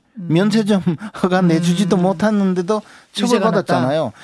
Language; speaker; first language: Korean; native; Korean